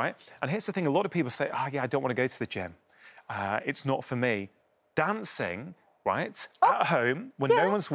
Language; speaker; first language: English; native; English